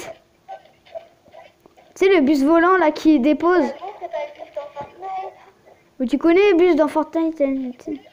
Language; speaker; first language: French; native; French